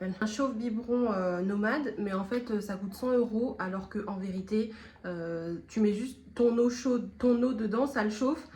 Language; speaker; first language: French; native; French